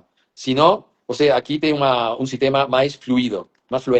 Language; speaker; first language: Portuguese; non-native, fluent; Spanish